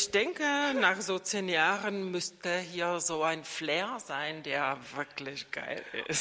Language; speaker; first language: German; non-native, fluent; Czech